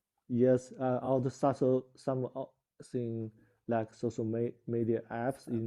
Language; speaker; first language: English; non-native, learner; Chinese